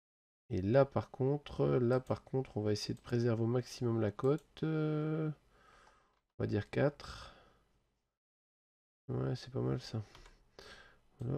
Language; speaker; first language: French; native; French